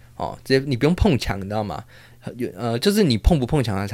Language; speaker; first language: Chinese; non-native, local second language; Min Nan Chinese